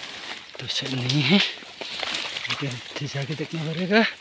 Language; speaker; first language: Hindi; non-native, local second language; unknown